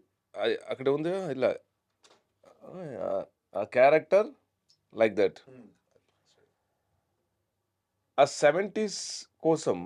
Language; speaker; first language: Telugu; non-native, learner; Kannada